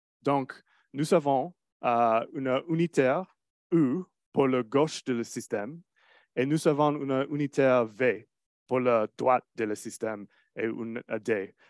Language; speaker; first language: French; non-native, learner; English